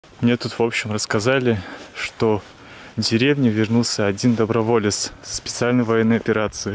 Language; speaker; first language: Russian; native; Russian